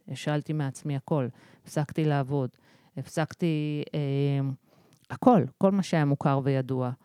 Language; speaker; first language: Hebrew; early bilingual, other home language; English